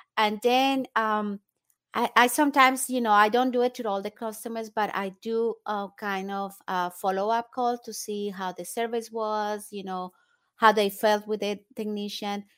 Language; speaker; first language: English; non-native, fluent; Spanish